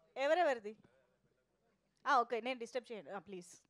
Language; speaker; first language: Telugu; native; Telugu